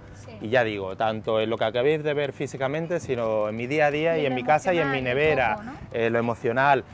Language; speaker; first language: Spanish; native; Spanish